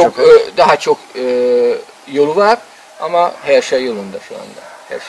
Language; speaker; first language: Turkish; non-native, fluent; Hungarian